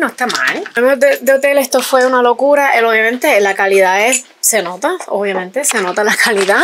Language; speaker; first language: Spanish; native; Spanish